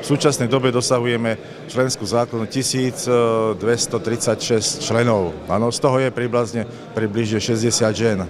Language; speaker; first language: Slovak; native; Slovak